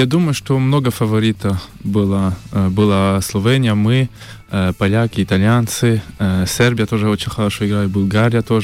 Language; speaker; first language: Russian; early bilingual, heritage; French